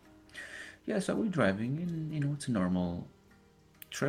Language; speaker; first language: English; early bilingual, other home language; Arabic